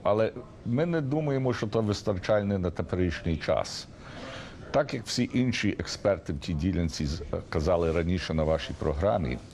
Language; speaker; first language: Ukrainian; early bilingual, heritage; Ukrainian